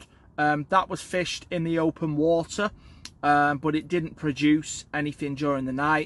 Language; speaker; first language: English; native; English